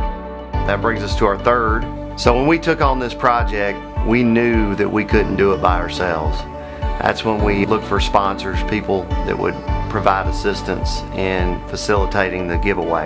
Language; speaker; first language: English; native; English